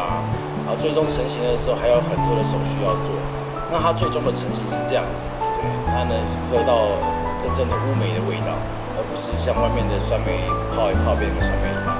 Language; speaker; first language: Chinese; native; Chinese